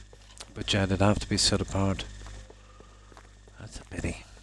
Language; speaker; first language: English; native; English